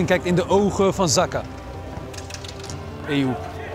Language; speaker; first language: Dutch; native; Dutch